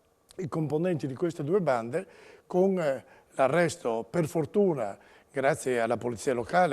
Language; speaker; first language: Italian; native; Italian